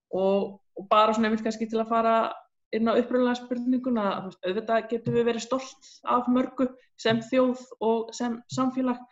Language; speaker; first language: Icelandic; early bilingual, other home language; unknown